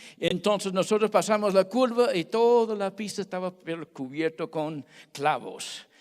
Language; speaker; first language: Spanish; non-native, fluent; English